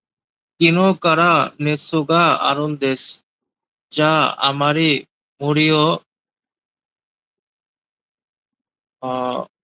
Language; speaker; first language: Japanese; non-native, learner; Bangla